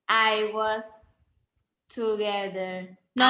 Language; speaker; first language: English; non-native, learner; Vietnamese